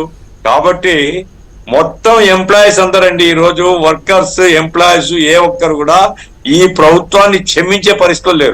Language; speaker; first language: Telugu; native; Telugu